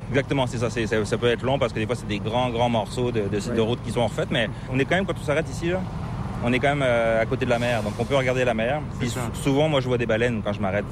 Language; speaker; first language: French; native; French